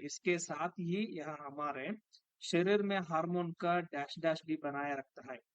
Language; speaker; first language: Hindi; non-native, local second language; Kannada